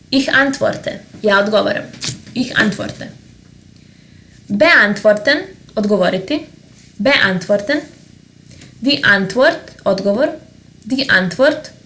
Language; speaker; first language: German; non-native, fluent; Serbian